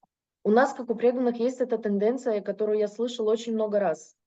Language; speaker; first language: Russian; native; Russian